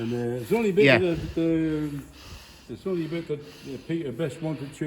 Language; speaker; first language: English; native; English